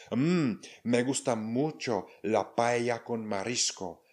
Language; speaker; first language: Spanish; non-native, fluent; Czech